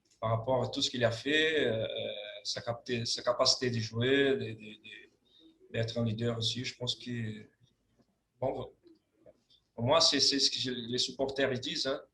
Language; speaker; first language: French; non-native, fluent; Portuguese